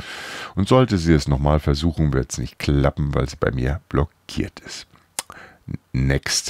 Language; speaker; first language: German; native; German